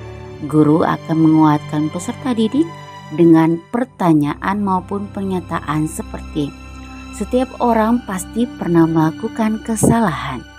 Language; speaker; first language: Indonesian; native; Indonesian